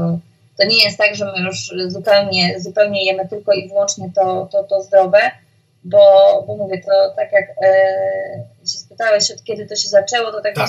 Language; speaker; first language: Polish; native; Polish